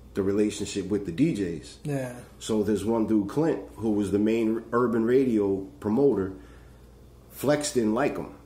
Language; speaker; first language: English; native; English